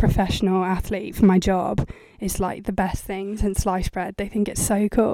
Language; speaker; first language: English; native; English